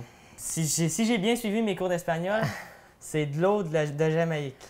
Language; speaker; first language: French; native; French